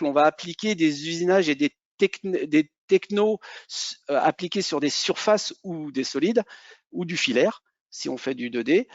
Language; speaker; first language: French; native; French